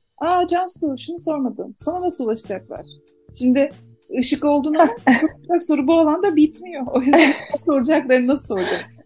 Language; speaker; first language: Turkish; native; Turkish